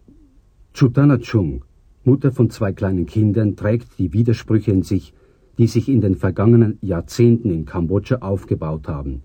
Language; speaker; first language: German; native; German